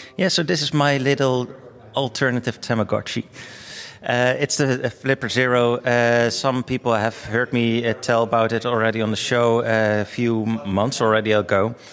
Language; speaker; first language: English; non-native, fluent; Dutch